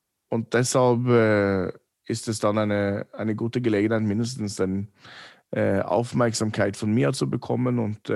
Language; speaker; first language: German; non-native, fluent; English